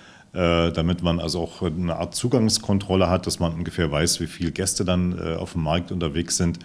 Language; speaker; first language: German; native; German